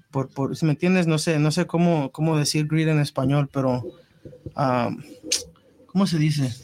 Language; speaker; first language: Spanish; early bilingual, heritage; Spanish